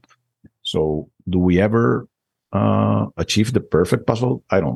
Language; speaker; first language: English; non-native, fluent; Spanish